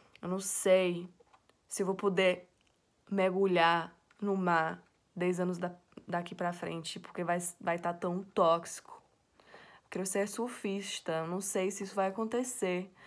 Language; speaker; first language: Portuguese; non-native, fluent; English